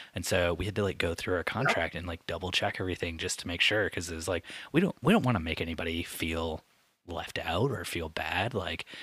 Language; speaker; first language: English; native; English